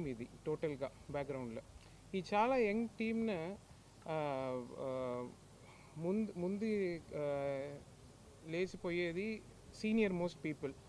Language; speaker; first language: Telugu; non-native, learner; Tamil